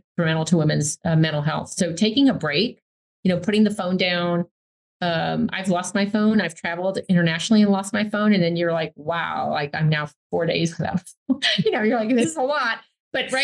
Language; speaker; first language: English; native; English